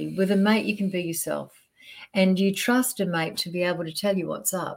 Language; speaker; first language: English; native; English